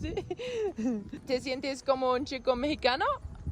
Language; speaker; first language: Spanish; non-native, learner; English